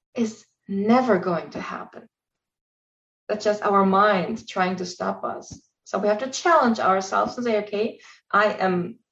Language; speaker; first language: English; non-native, fluent; German